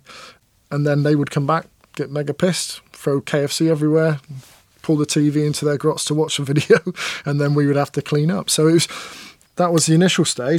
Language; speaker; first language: English; native; English